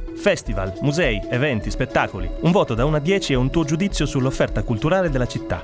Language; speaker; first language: Italian; native; Italian